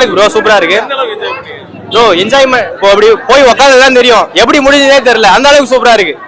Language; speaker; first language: Tamil; native; Tamil